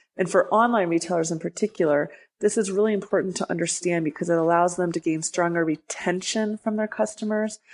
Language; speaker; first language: English; native; English